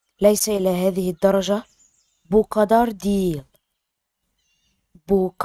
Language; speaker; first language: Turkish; non-native, fluent; Arabic